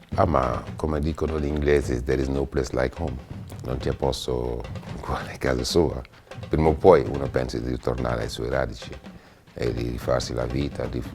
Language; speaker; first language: Italian; non-native, fluent; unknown